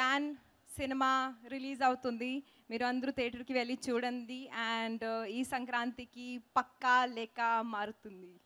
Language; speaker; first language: Telugu; non-native, local second language; Hindi